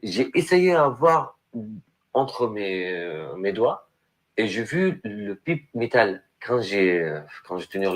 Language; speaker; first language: French; non-native, learner; Arabic